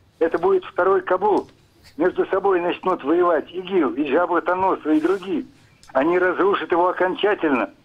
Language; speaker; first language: Russian; native; Russian